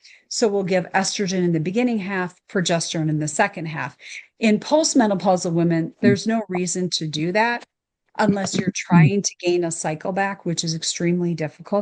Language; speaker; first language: English; native; English